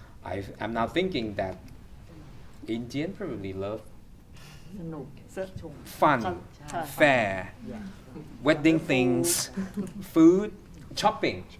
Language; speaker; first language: English; non-native, fluent; Thai